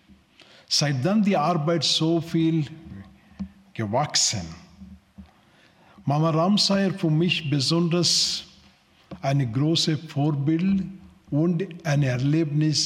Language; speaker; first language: German; non-native, learner; Telugu